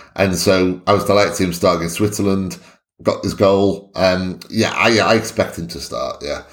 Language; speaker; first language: English; native; English